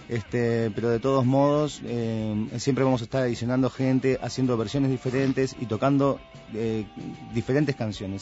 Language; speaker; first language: Spanish; native; Spanish